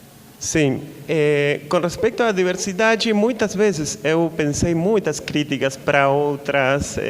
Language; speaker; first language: Portuguese; non-native, learner; Spanish